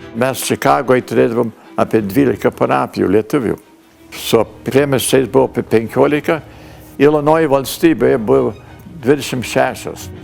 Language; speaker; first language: Lithuanian; early bilingual, heritage; Lithuanian